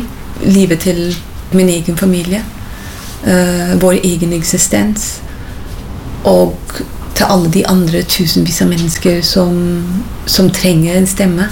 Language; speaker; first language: Norwegian; non-native, fluent; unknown